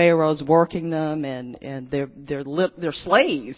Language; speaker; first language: English; native; English